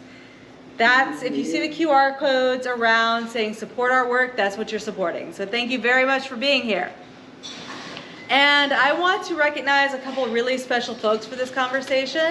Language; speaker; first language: English; native; English